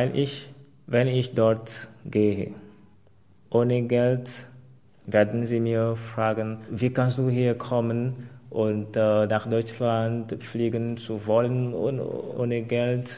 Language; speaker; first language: German; non-native, fluent; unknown